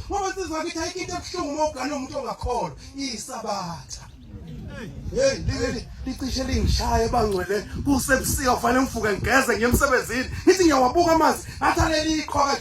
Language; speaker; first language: Zulu; native; Zulu